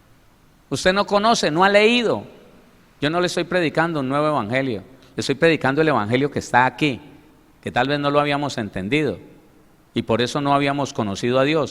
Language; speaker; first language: Spanish; native; Spanish